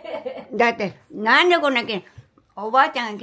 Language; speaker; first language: Japanese; native; Japanese